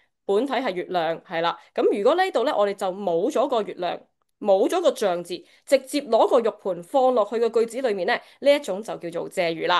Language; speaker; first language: Cantonese; native; Cantonese